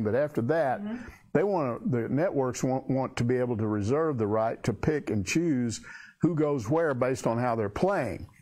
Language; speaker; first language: English; native; English